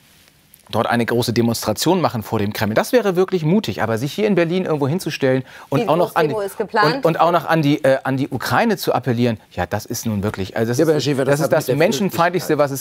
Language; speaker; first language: German; native; German